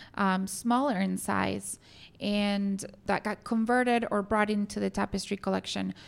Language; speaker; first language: English; non-native, fluent; Spanish